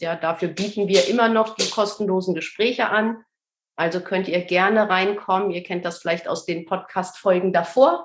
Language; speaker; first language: German; native; German